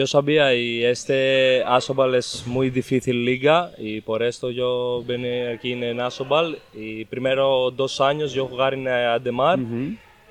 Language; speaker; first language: Spanish; non-native, learner; Greek